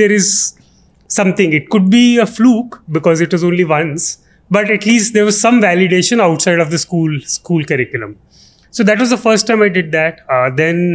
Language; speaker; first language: English; non-native, local second language; Punjabi